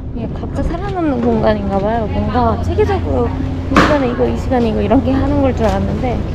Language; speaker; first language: Korean; native; Korean